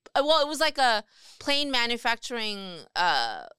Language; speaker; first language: English; early bilingual, other home language; Korean